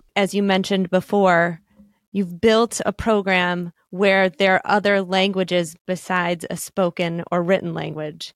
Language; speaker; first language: English; native; English